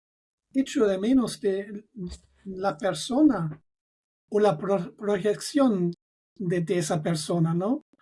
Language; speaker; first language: Spanish; non-native, fluent; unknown